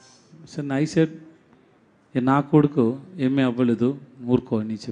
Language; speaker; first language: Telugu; non-native, learner; Tamil